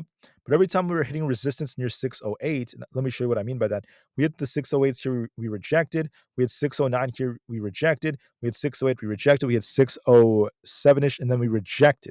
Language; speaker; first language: English; native; English